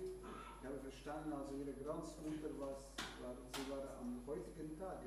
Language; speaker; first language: German; non-native, fluent; Croatian